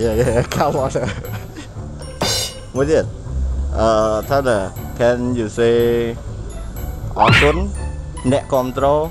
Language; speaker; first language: English; non-native, learner; Khmer